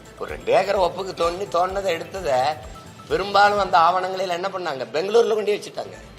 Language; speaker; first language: Tamil; native; Tamil